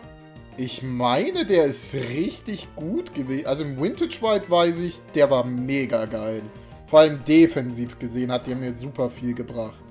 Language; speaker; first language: German; native; German